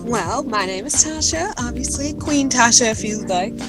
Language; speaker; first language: English; native; English